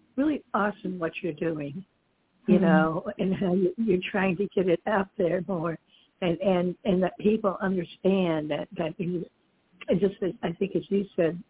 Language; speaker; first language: English; early bilingual, other home language; Dutch